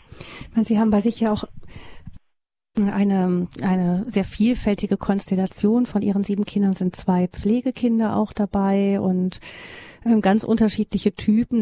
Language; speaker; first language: German; native; German